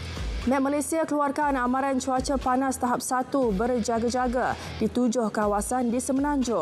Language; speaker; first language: Malay; native; Malay